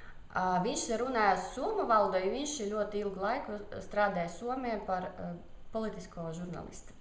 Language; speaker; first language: Latvian; non-native, local second language; Russian